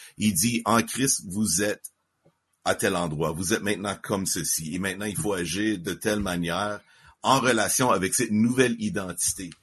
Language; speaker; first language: French; native; French